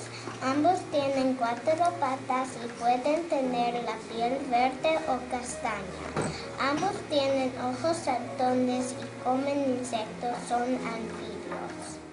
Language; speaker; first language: Spanish; non-native, learner; English